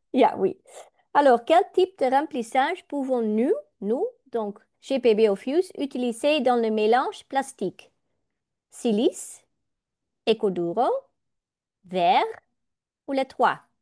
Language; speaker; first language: French; non-native, learner; Dutch